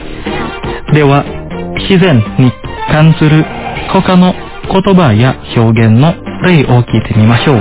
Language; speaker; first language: Japanese; non-native, fluent; Indonesian